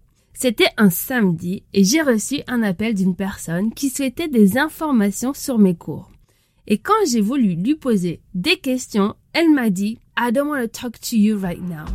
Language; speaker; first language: French; native; French